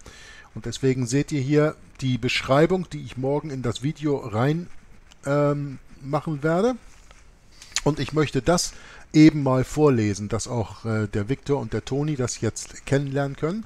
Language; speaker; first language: German; native; German